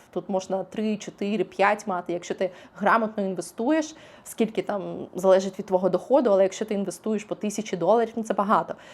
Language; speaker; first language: Ukrainian; native; Ukrainian